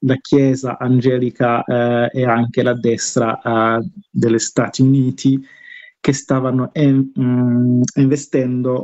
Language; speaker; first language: Italian; non-native, fluent; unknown